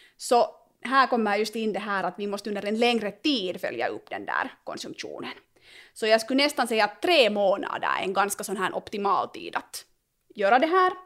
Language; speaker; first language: Swedish; native; Swedish